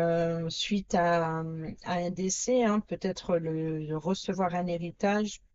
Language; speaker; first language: French; native; French